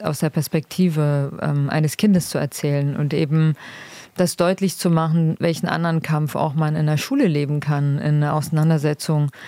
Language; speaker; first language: German; early bilingual, other home language; Kurdish